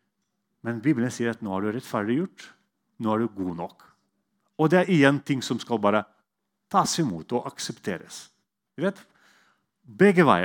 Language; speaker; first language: Norwegian; non-native, fluent; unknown